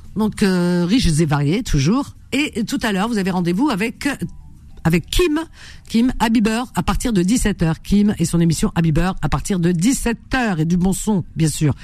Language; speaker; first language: French; native; French